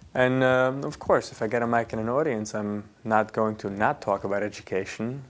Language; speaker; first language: English; early bilingual, other home language; Yiddish